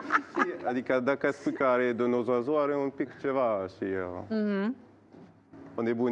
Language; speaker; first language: Romanian; non-native, learner; French